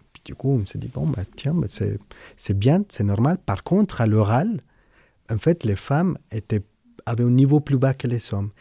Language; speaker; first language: French; non-native, fluent; Spanish